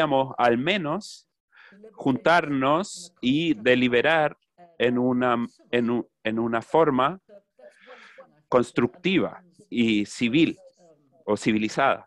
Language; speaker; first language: Spanish; non-native, fluent; English